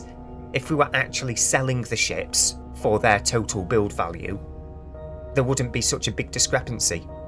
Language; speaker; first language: English; native; English